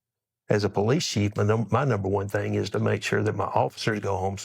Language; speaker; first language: English; native; English